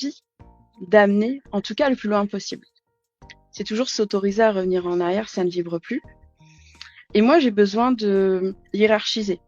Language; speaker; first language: French; native; French